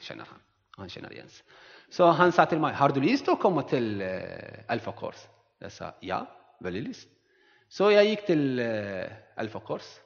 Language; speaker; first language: Norwegian; non-native, learner; Arabic